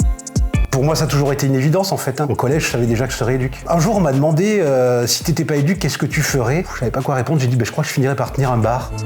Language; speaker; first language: French; native; French